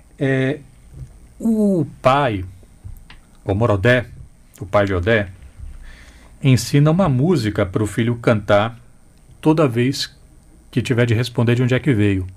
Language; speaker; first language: Portuguese; native; Portuguese